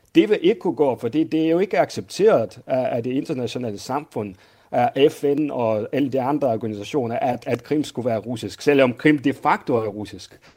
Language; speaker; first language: Danish; non-native, fluent; Russian